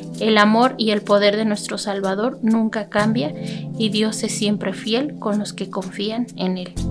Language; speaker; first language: Spanish; native; Spanish